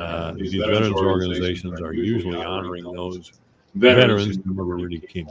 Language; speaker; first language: English; native; English